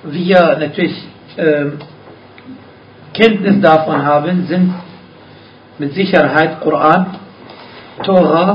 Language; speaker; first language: German; non-native, fluent; Arabic